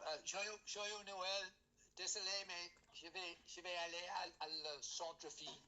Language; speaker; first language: French; non-native, learner; English